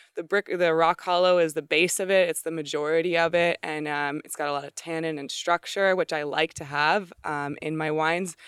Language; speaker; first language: English; native; English